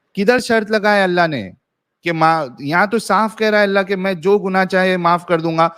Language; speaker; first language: Urdu; native; Urdu